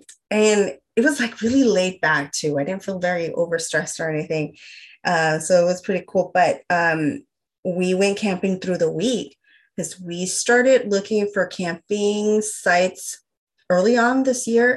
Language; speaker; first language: English; early bilingual, other home language; Spanish